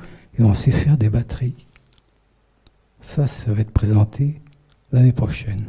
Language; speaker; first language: French; native; French